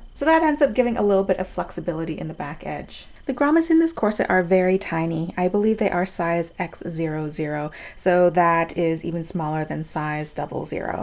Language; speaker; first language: English; native; English